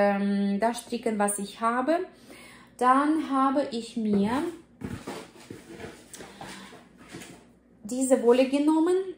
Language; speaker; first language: German; non-native, fluent; Russian